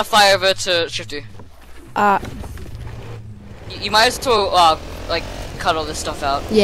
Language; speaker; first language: English; native; English